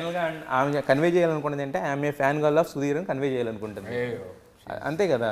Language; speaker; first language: Telugu; native; Telugu